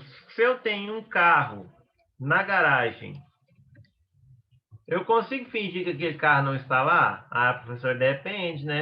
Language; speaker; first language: Portuguese; native; Portuguese